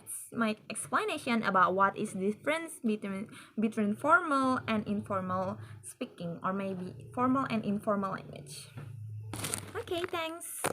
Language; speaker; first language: English; non-native, learner; Indonesian